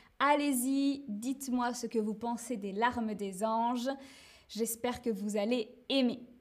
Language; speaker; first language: French; native; French